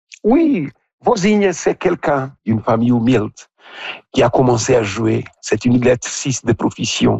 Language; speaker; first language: French; non-native, local second language; Portuguese